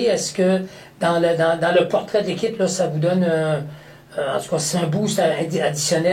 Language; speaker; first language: French; native; French